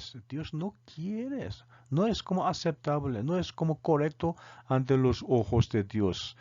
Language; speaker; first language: Spanish; non-native, learner; Korean